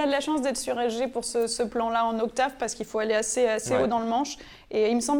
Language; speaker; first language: French; native; French